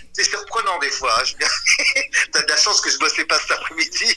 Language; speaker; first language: French; native; French